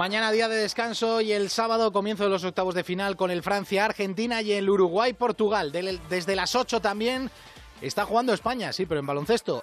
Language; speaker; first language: Spanish; native; Spanish